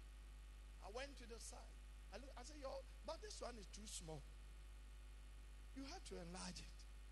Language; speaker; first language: English; non-native, local second language; Akan